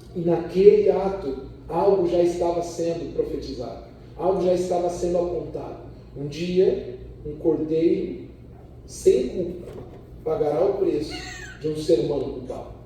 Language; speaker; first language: Portuguese; early bilingual, other home language; Spanish